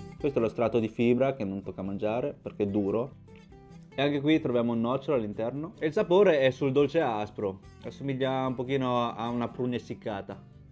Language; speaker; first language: Italian; early bilingual, other home language; Chinese